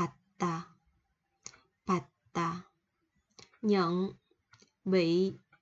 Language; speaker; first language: Korean; non-native, fluent; Vietnamese